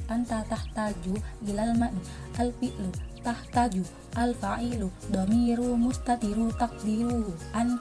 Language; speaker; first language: Arabic; non-native, learner; Indonesian